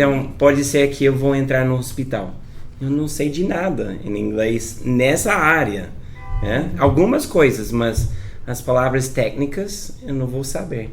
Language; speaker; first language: Portuguese; non-native, fluent; English